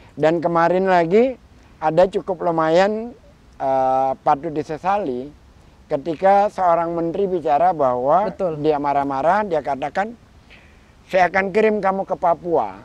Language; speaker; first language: Indonesian; native; Indonesian